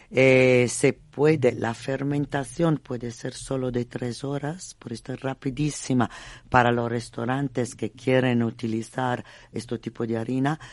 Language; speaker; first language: Spanish; non-native, fluent; Italian